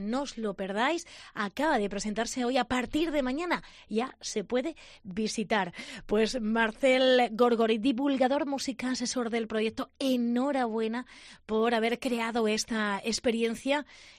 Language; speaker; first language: Spanish; native; Spanish